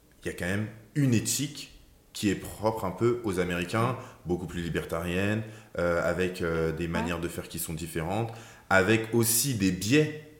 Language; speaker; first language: French; native; French